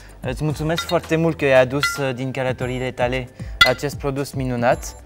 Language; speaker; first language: Romanian; non-native, fluent; French